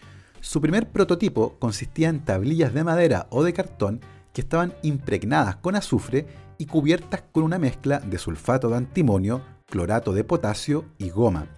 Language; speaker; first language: Spanish; native; Spanish